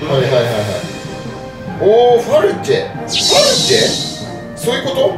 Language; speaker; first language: Japanese; native; Japanese